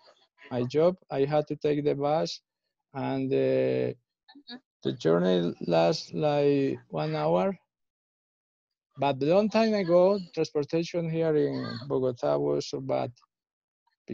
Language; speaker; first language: English; non-native, fluent; Spanish